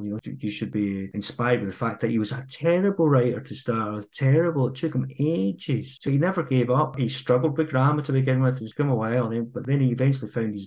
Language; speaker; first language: English; native; English